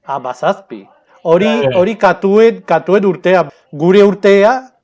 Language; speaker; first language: Basque; non-native, local second language; Spanish